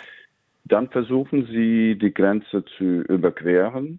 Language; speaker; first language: German; non-native, fluent; Latvian